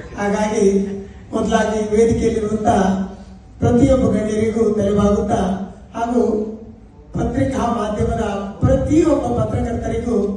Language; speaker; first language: Kannada; non-native, local second language; Tulu